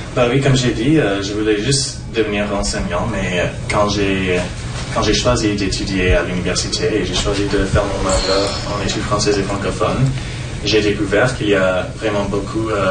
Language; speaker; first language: French; non-native, local second language; English